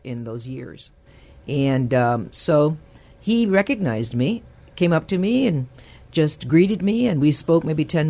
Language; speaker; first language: English; early bilingual, other home language; Spanish